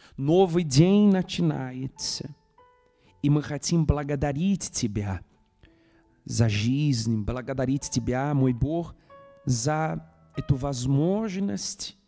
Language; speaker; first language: Russian; non-native, fluent; Portuguese